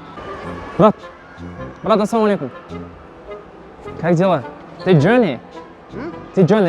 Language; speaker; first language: Russian; non-native, local second language; Kazakh